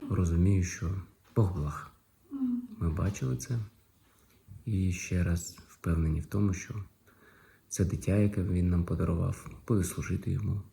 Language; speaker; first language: Ukrainian; non-native, local second language; Russian